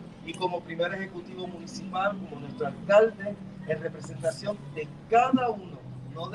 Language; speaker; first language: Spanish; native; Spanish